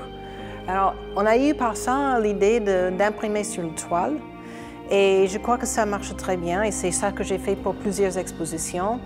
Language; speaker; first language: French; non-native, fluent; English